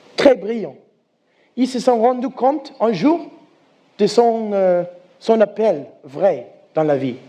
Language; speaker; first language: French; non-native, learner; English